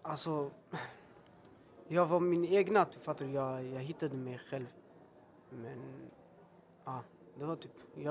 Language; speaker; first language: Swedish; early bilingual, other home language; Albanian